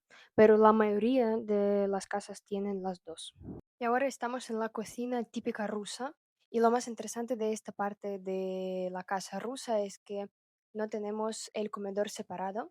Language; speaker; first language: Spanish; non-native, fluent; Russian